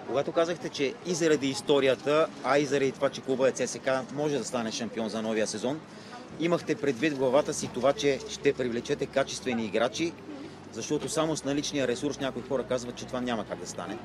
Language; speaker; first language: Bulgarian; native; Bulgarian